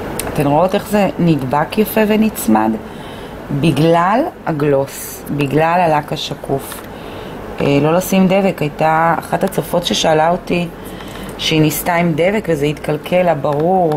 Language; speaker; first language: Hebrew; native; Hebrew